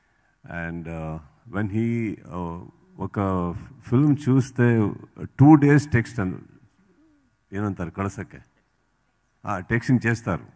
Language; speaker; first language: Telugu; non-native, learner; Kannada